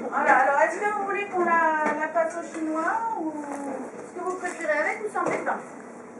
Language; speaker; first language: French; native; French